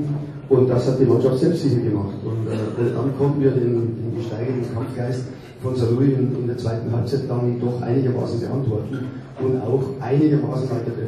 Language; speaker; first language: German; native; German